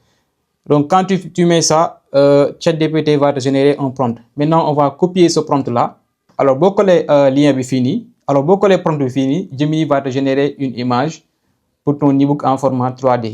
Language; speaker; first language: French; non-native, local second language; Wolof